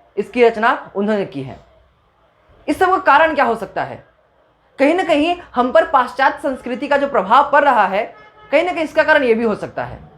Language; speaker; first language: Hindi; non-native, local second language; Maithili